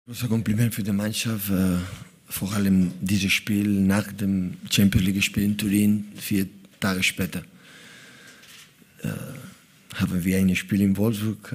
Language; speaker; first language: German; non-native, fluent; Catalan